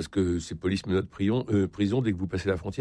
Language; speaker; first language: French; native; French